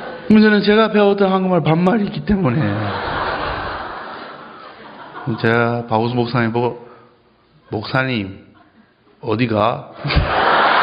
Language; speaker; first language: Korean; non-native, fluent; Japanese